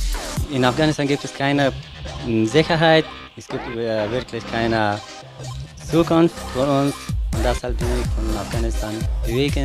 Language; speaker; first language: German; non-native, learner; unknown